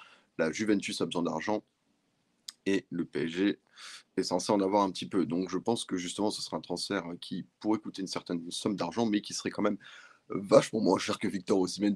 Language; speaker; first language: French; native; French